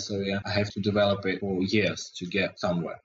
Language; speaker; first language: English; non-native, learner; Russian